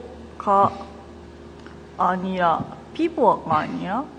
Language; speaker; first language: Korean; non-native, learner; Japanese